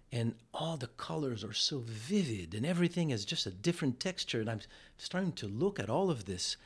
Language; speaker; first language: English; non-native, fluent; French